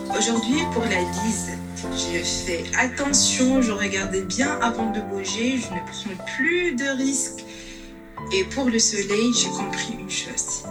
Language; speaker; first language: French; non-native, local second language; Arabic